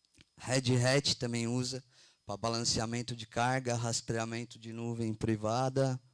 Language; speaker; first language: Portuguese; native; Portuguese